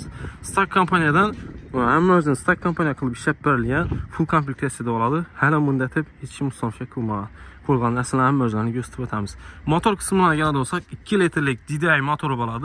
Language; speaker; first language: Uzbek; native; Uzbek